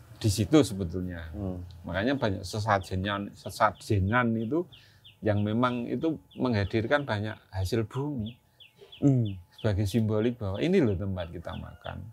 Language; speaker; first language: Indonesian; non-native, local second language; Javanese